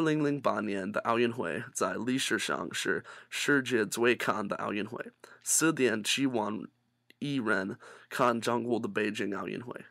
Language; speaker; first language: Chinese; non-native, learner; English